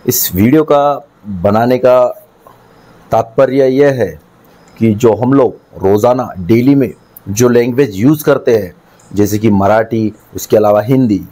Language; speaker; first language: Hindi; non-native, local second language; Marathi